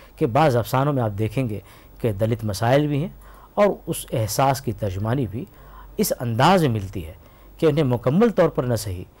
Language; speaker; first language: Urdu; native; Urdu